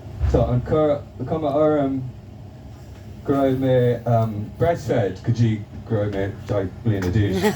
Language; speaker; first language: Irish; non-native, local second language; English